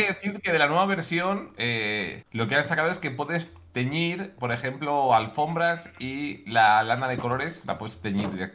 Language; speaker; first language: Spanish; native; Spanish